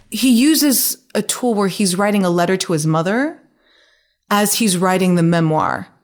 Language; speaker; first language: English; native; English